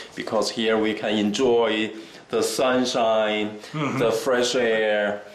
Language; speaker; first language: English; non-native, fluent; Chinese